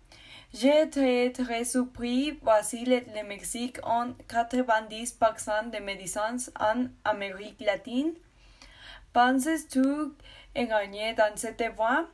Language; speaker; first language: French; non-native, learner; Spanish